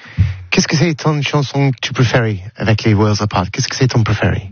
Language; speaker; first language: French; non-native, learner; English